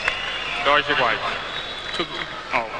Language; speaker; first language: Portuguese; non-native, learner; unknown